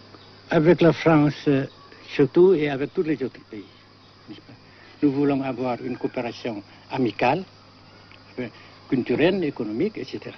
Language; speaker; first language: French; non-native, fluent; Vietnamese